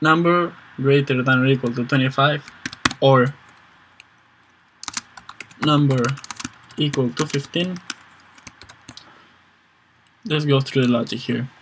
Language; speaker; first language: English; non-native, fluent; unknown